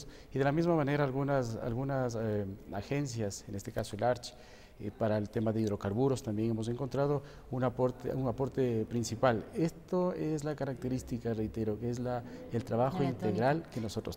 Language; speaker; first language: Spanish; native; Spanish